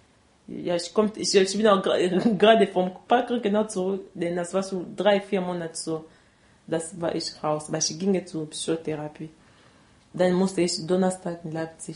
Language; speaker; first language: German; non-native, learner; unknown